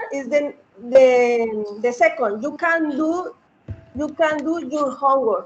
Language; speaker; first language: English; non-native, learner; Spanish